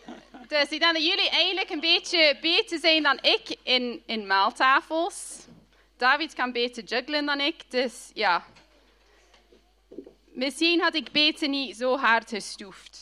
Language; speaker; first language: Dutch; non-native, fluent; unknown